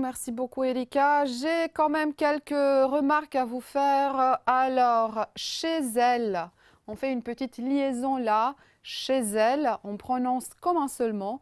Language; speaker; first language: French; non-native, fluent; Romanian